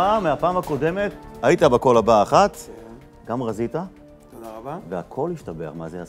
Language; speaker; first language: Hebrew; native; Hebrew